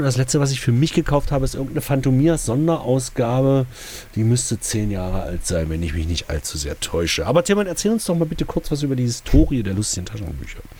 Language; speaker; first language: German; native; German